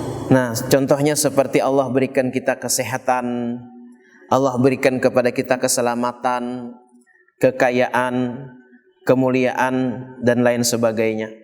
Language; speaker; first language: Indonesian; non-native, local second language; Banjar